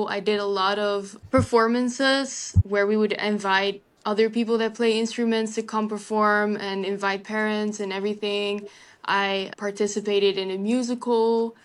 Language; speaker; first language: English; non-native, fluent; Dutch